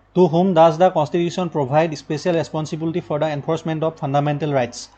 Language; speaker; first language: English; non-native, local second language; Assamese